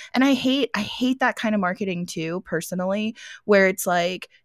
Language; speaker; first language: English; native; English